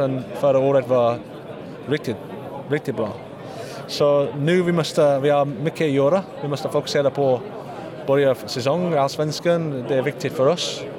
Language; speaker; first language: Swedish; non-native, learner; English